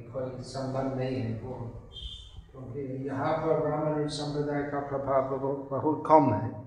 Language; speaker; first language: Hindi; non-native, fluent; English